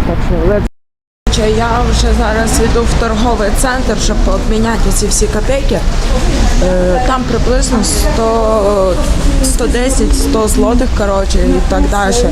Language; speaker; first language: Ukrainian; native; Ukrainian